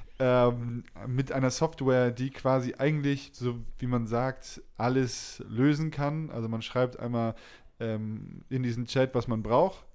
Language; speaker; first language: German; native; German